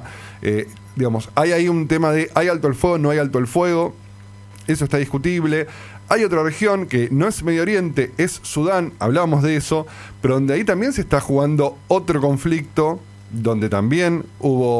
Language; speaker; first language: Spanish; native; Spanish